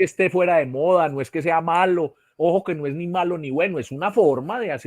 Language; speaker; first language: Spanish; native; Spanish